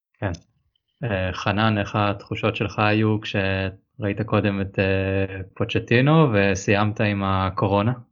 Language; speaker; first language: Hebrew; native; Hebrew